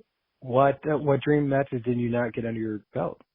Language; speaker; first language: English; native; English